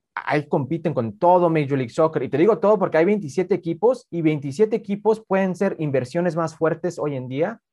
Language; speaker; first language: Spanish; early bilingual, heritage; Spanish